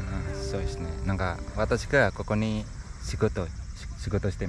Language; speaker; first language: Japanese; non-native, learner; Indonesian